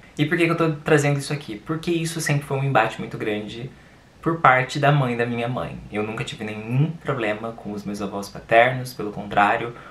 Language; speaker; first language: Portuguese; native; Portuguese